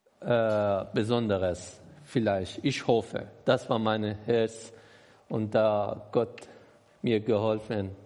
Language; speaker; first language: German; non-native, learner; Persian